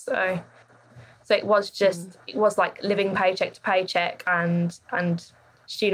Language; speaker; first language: English; native; English